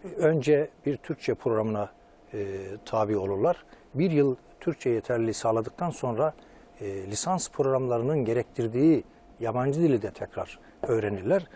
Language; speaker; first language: Turkish; native; Turkish